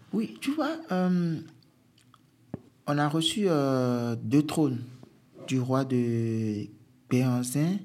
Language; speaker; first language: French; non-native, local second language; Fon